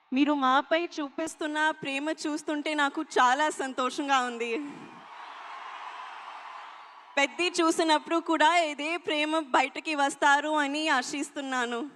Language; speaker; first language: Telugu; non-native, learner; Hindi